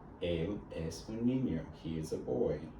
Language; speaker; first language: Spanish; non-native, learner; English